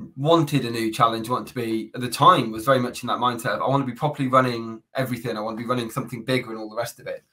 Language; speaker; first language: English; native; English